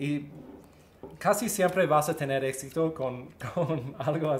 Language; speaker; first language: Spanish; early bilingual, heritage; Spanish